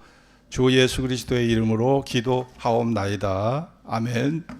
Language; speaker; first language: Korean; native; Korean